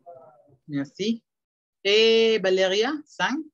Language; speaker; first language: French; non-native, fluent; Spanish